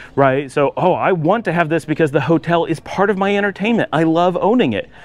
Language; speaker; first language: English; native; English